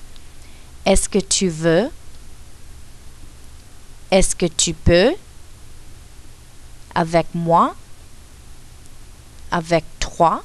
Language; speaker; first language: French; non-native, fluent; English